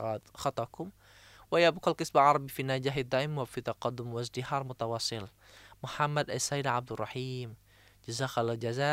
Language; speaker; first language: Arabic; non-native, fluent; Indonesian